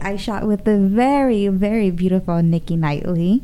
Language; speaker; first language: English; early bilingual, other home language; Spanish